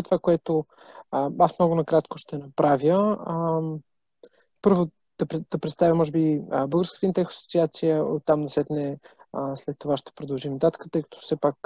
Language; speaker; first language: Bulgarian; native; Bulgarian